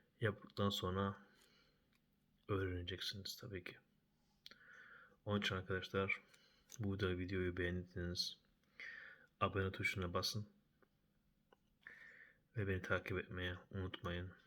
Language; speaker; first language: Turkish; early bilingual, heritage; Turkish